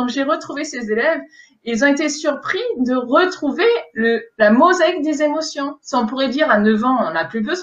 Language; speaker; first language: French; native; French